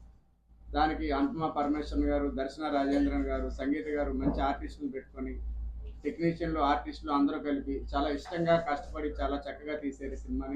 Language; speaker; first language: Telugu; native; Telugu